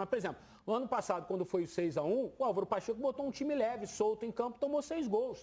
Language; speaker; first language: Portuguese; native; Portuguese